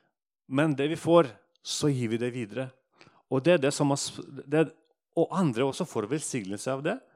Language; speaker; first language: Norwegian; non-native, fluent; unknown